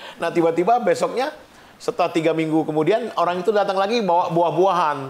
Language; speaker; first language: Indonesian; native; Indonesian